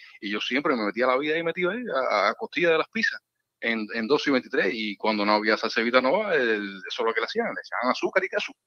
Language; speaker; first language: Spanish; native; Spanish